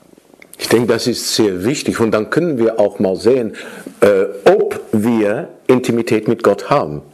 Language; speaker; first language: German; non-native, fluent; Dutch